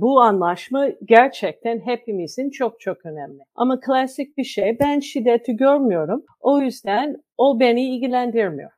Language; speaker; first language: Turkish; non-native, fluent; English